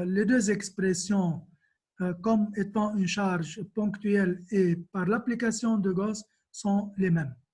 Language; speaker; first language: French; non-native, local second language; Arabic